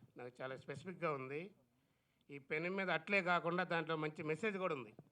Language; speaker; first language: Telugu; native; Telugu